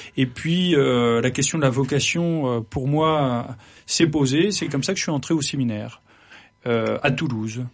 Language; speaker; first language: French; native; French